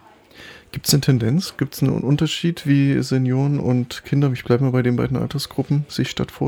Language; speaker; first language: German; native; German